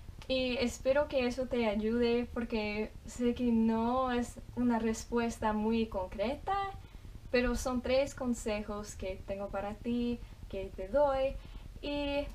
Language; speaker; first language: Spanish; non-native, fluent; English